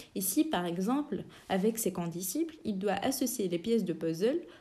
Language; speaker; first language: French; non-native, local second language; Arabic